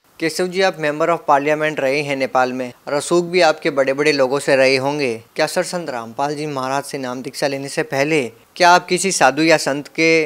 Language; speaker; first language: Hindi; native; Hindi